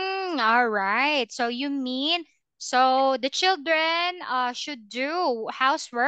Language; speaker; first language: English; non-native, fluent; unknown